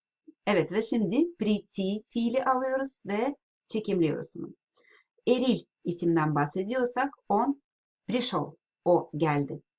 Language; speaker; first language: Turkish; non-native, fluent; Russian